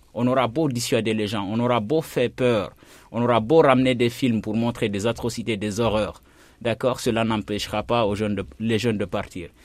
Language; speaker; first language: French; non-native, local second language; Fula